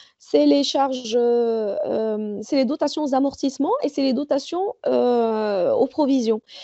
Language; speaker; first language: French; non-native, local second language; Arabic